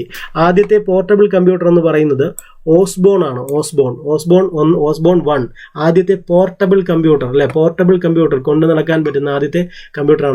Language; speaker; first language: Malayalam; native; Malayalam